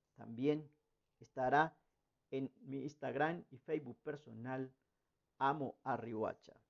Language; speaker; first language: Spanish; native; Spanish